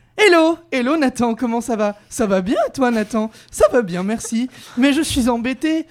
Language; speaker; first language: French; native; French